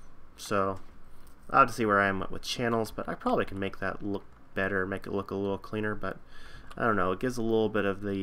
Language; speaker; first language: English; native; English